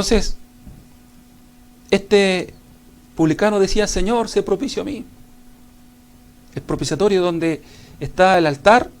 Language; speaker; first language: Spanish; native; Spanish